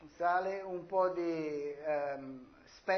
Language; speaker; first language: Spanish; non-native, learner; Italian